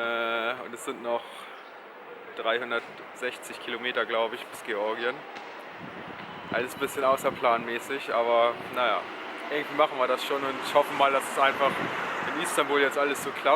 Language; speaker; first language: German; native; German